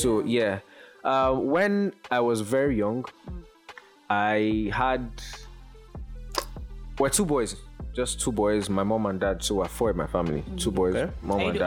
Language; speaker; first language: English; non-native, local second language; Yoruba